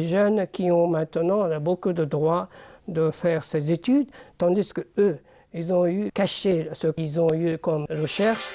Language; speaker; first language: French; non-native, fluent; Japanese